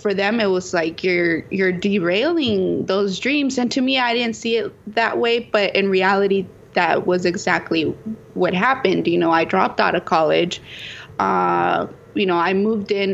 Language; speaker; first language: English; early bilingual, other home language; Spanish